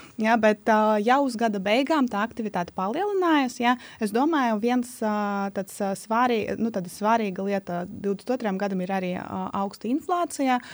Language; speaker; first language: Latvian; non-native, local second language; Russian